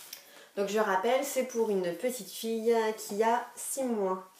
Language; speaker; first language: French; native; French